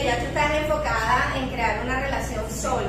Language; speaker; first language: Spanish; native; Spanish